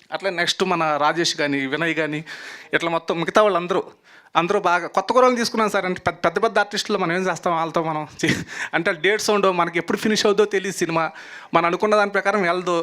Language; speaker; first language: Telugu; native; Telugu